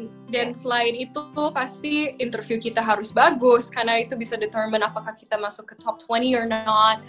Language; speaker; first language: Indonesian; non-native, local second language; English